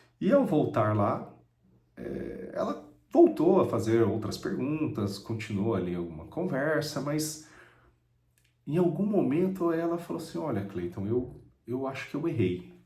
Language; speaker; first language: Portuguese; native; Portuguese